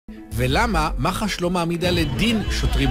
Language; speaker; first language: Hebrew; native; Hebrew